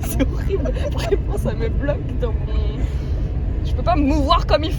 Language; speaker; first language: French; native; French